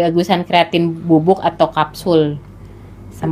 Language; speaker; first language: Indonesian; native; Indonesian